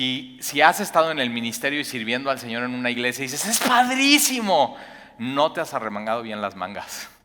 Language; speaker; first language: Spanish; native; Spanish